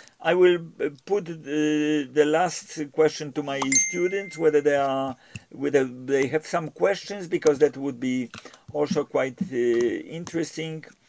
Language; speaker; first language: English; non-native, fluent; Polish